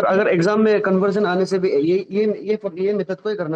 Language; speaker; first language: Hindi; non-native, local second language; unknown